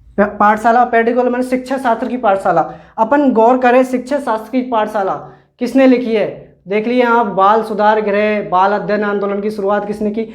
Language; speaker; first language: Hindi; native; Hindi